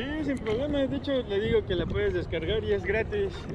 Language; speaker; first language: Spanish; native; Spanish